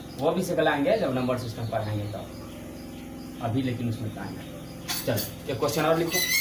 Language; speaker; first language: Hindi; native; Hindi